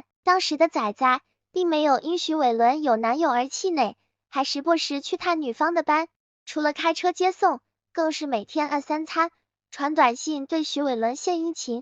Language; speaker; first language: Chinese; native; Chinese